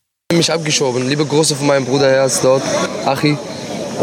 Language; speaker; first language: German; non-native, learner; Arabic